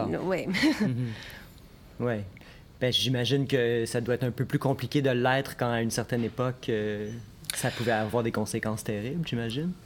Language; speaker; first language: French; native; French